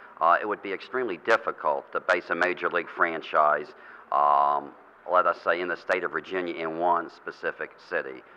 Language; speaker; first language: English; native; English